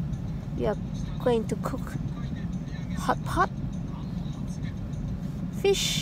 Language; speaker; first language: English; non-native, fluent; Indonesian